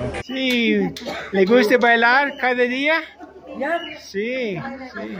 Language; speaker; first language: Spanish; non-native, learner; English